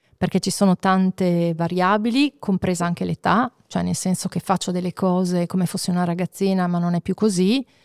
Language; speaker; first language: Italian; native; Italian